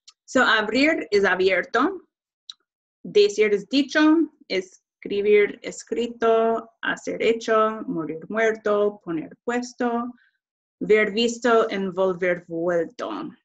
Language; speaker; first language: Spanish; non-native, fluent; English